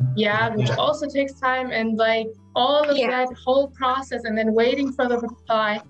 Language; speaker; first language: English; non-native, fluent; German